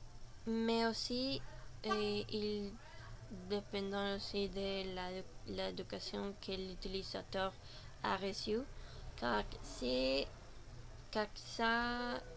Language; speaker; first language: French; non-native, learner; Spanish